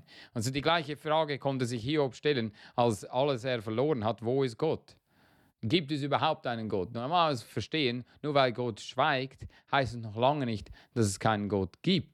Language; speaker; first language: German; non-native, fluent; English